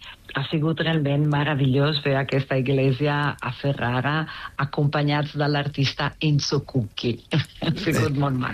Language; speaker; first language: Catalan; non-native, fluent; Italian